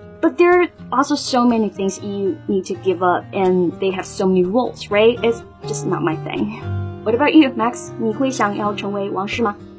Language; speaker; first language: English; non-native, fluent; Chinese